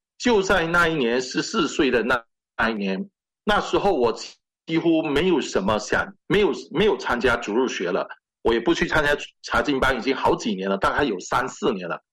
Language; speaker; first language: Chinese; native; Chinese